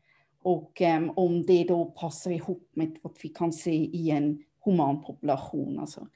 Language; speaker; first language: Swedish; non-native, fluent; German